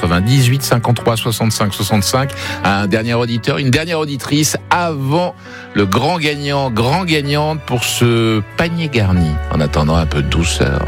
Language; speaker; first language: French; native; French